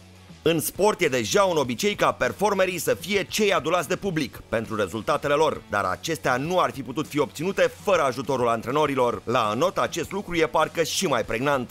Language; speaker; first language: Romanian; native; Romanian